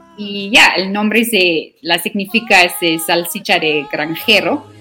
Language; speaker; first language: Spanish; non-native, learner; Afrikaans